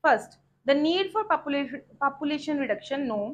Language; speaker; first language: English; non-native, local second language; Punjabi